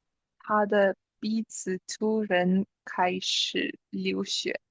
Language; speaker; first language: Chinese; non-native, learner; English